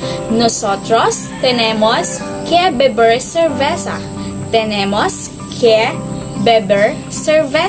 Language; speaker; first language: Spanish; non-native, learner; Filipino